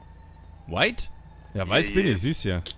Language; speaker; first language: German; native; German